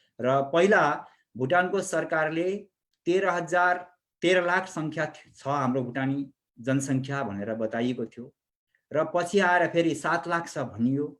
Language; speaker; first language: Nepali; native; Nepali